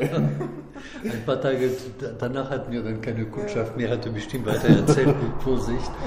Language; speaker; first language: German; non-native, fluent; French